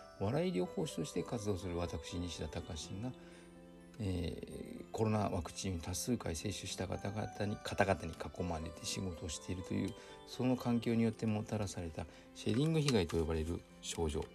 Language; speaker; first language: Japanese; native; Japanese